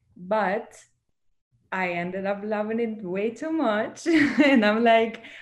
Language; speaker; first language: English; non-native, fluent; Russian